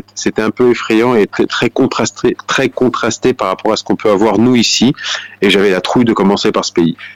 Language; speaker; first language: French; native; French